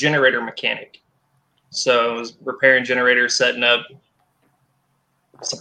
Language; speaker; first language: English; native; English